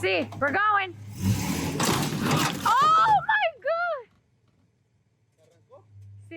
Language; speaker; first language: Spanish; non-native, learner; English